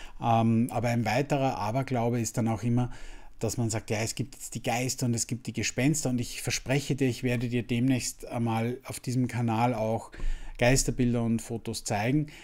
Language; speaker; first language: German; native; German